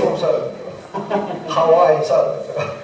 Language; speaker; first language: Korean; early bilingual, other home language; English